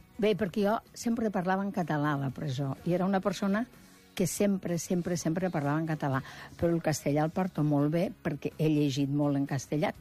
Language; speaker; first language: Catalan; native; Catalan